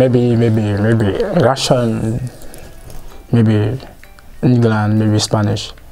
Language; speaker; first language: English; non-native, learner; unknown